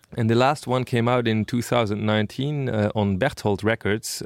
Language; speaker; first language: English; non-native, fluent; Luxembourgish